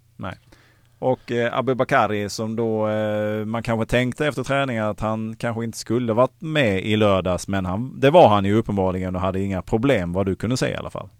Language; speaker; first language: Swedish; native; Swedish